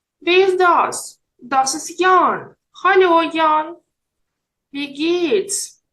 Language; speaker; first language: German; non-native, fluent; Ukrainian